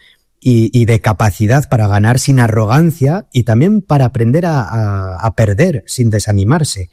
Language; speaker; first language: Spanish; native; Spanish